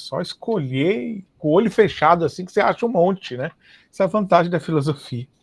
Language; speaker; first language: Portuguese; native; Portuguese